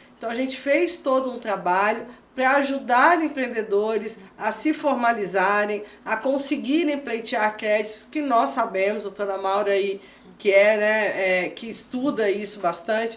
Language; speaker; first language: Portuguese; native; Portuguese